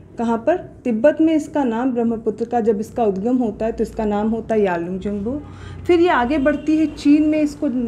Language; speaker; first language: Hindi; native; Hindi